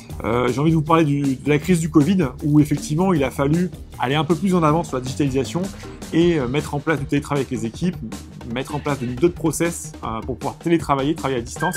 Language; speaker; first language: French; native; French